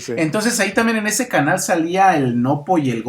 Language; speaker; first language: Spanish; native; Spanish